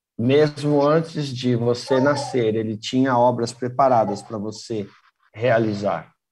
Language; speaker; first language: Portuguese; native; Portuguese